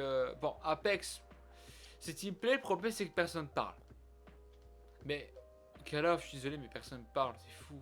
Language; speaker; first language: French; native; French